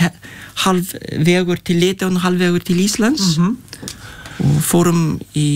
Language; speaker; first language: Icelandic; non-native, fluent; Lithuanian